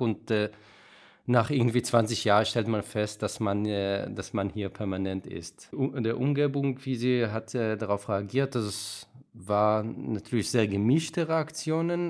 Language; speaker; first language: German; non-native, fluent; Hebrew